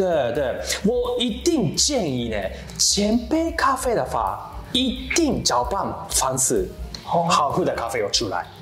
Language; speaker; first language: Chinese; non-native, learner; Japanese